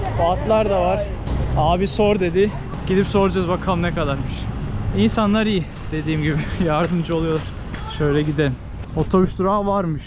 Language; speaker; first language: Turkish; native; Turkish